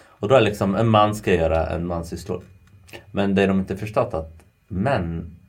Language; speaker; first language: Swedish; non-native, fluent; Arabic